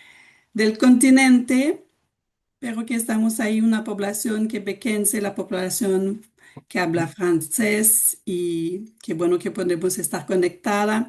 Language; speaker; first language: Spanish; non-native, fluent; French